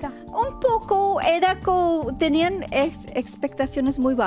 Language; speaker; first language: Spanish; early bilingual, heritage; Spanish